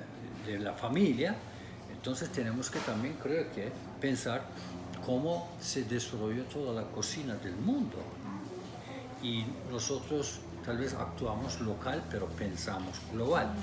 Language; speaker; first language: Spanish; non-native, fluent; Turkish